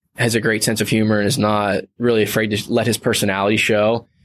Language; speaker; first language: English; native; English